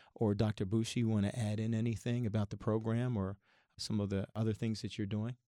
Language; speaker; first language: English; native; English